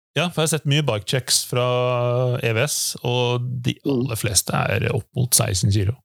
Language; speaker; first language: Norwegian; native; Norwegian